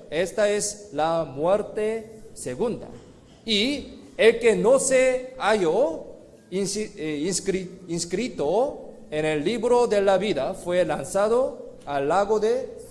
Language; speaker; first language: Spanish; non-native, fluent; Korean